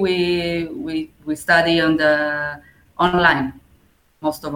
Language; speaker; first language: English; non-native, fluent; Hebrew